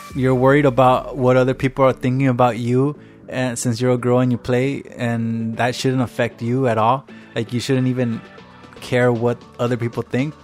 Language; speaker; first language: English; early bilingual, other home language; Spanish